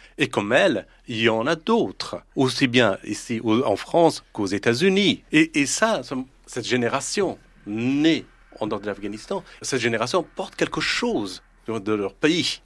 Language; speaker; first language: French; non-native, fluent; Persian